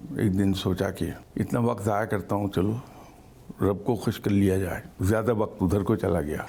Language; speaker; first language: Urdu; native; Urdu